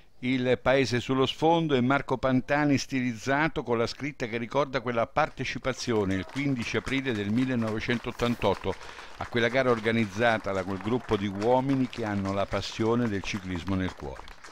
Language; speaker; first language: Italian; native; Italian